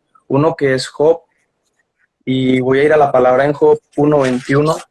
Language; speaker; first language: Spanish; native; Spanish